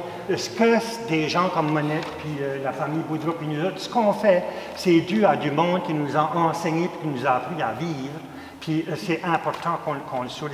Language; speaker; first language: French; native; French